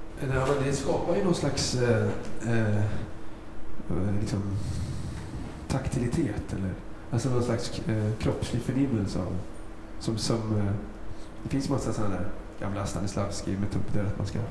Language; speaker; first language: Swedish; native; Swedish